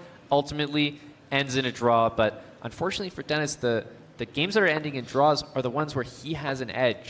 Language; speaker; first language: English; native; English